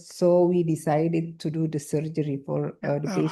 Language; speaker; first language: English; non-native, fluent; Indonesian